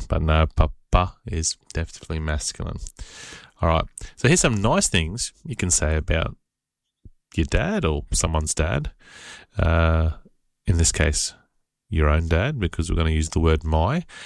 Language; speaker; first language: English; native; English